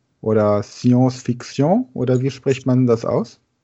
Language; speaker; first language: German; native; German